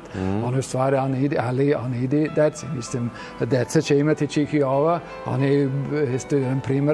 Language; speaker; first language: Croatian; non-native, fluent; English